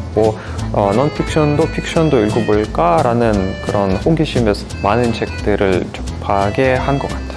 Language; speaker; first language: Korean; non-native, fluent; Russian